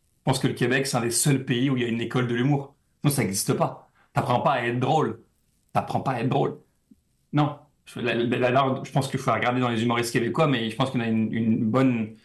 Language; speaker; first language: French; native; French